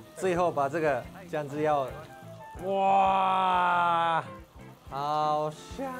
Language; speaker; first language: Chinese; non-native, fluent; Japanese